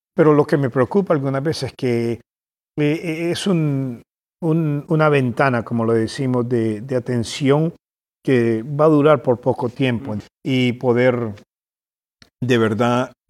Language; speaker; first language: Spanish; early bilingual, heritage; Spanish